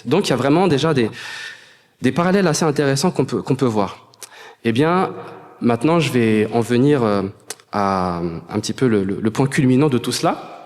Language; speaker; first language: French; native; French